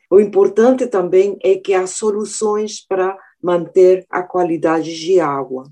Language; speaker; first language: Portuguese; non-native, fluent; Spanish